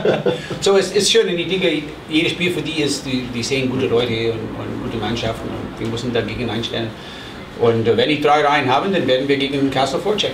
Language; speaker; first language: German; non-native, fluent; English